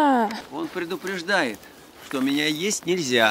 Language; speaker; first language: Russian; native; Russian